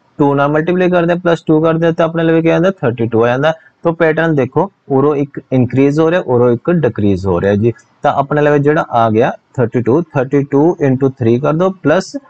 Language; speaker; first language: Hindi; non-native, local second language; Punjabi